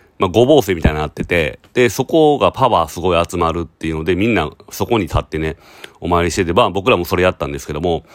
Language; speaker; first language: Japanese; native; Japanese